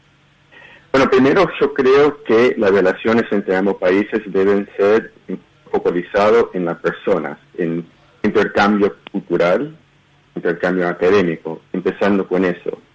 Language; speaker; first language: Spanish; early bilingual, heritage; Spanish